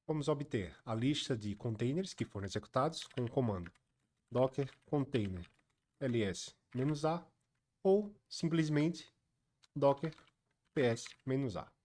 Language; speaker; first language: Portuguese; native; Portuguese